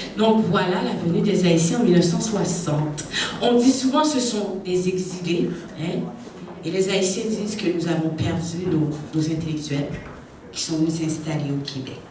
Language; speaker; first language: French; native; French